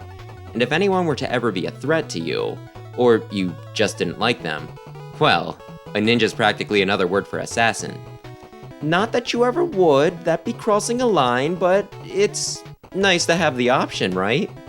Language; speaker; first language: English; native; English